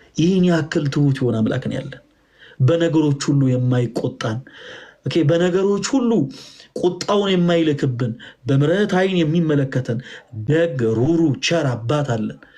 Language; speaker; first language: Amharic; native; Amharic